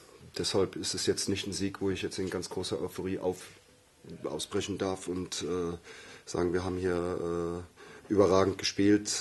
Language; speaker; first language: German; native; German